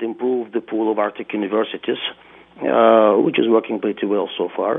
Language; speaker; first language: English; non-native, fluent; Russian